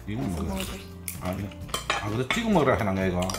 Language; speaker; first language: Korean; non-native, local second language; Chinese